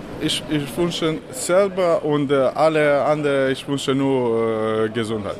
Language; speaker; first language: German; non-native, learner; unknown